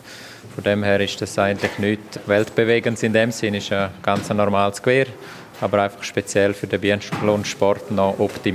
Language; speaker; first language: German; native; German